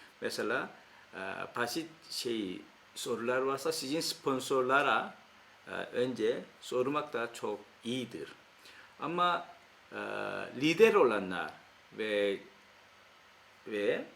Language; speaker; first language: Turkish; non-native, fluent; Korean